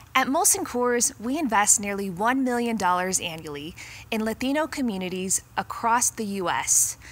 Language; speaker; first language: English; native; English